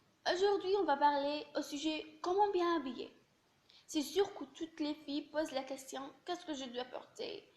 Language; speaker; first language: French; non-native, local second language; Arabic